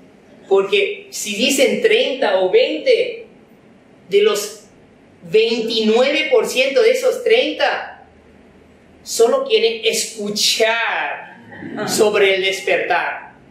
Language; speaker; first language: Spanish; non-native, fluent; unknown